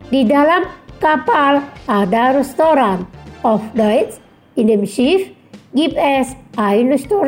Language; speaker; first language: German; non-native, fluent; Indonesian